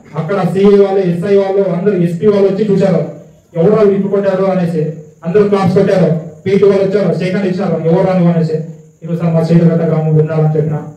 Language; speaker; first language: Telugu; non-native, local second language; Urdu